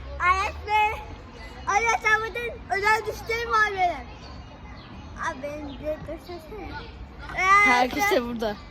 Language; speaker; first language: Turkish; native; Turkish